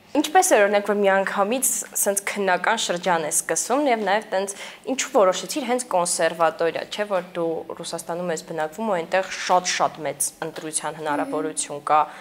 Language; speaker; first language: Armenian; native; Armenian